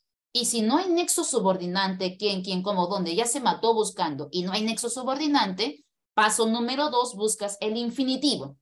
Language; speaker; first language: Spanish; native; Spanish